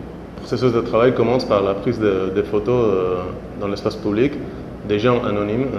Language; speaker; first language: French; non-native, fluent; Spanish